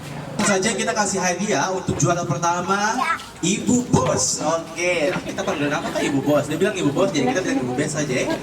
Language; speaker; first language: Malay; native; Malay